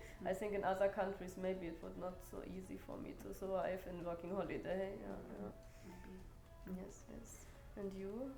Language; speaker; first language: English; non-native, fluent; German